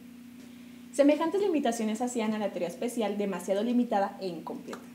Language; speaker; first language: Spanish; native; Spanish